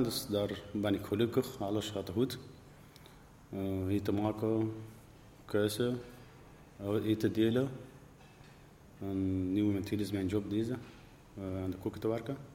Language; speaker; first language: Dutch; non-native, learner; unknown